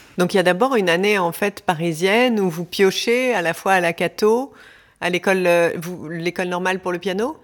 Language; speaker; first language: French; native; French